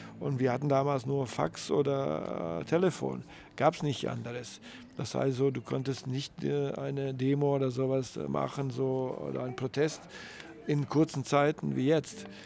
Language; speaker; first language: German; non-native, fluent; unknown